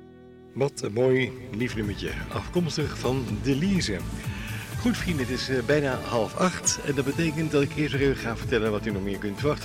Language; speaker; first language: Dutch; native; Dutch